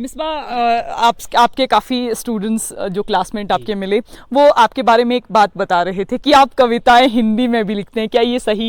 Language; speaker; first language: Hindi; native; Hindi